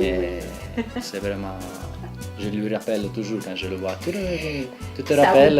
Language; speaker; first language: French; non-native, local second language; Italian